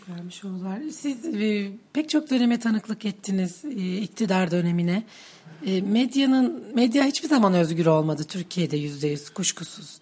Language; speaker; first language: Turkish; native; Turkish